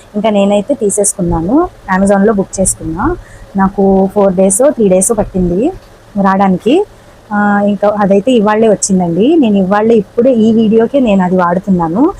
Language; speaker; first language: Telugu; non-native, local second language; Urdu